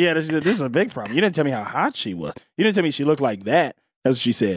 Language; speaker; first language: English; native; English